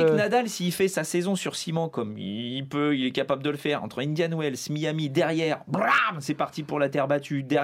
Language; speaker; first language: French; native; French